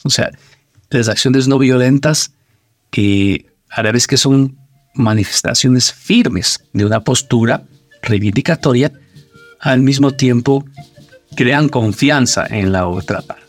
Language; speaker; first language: Spanish; native; Spanish